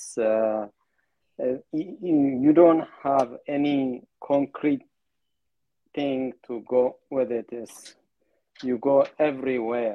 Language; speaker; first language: English; non-native, fluent; Amharic